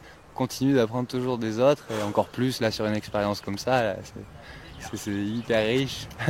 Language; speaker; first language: French; native; French